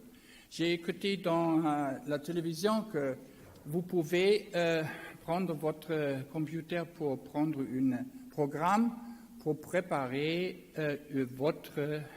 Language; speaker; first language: French; non-native, learner; German